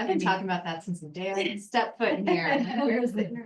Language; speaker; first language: English; native; English